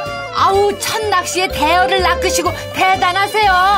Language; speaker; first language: Korean; native; Korean